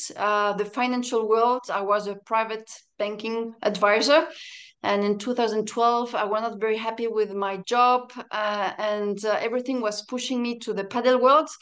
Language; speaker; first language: English; non-native, fluent; French